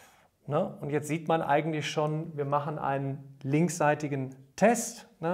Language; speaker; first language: German; native; German